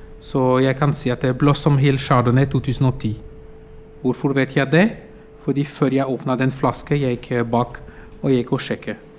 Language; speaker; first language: Norwegian; non-native, fluent; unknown